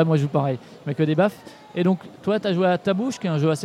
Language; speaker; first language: French; native; French